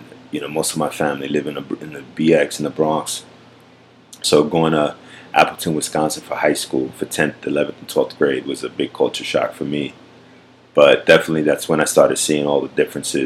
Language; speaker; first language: English; native; English